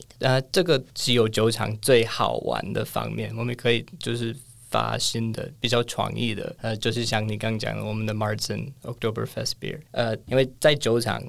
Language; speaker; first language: Chinese; non-native, fluent; English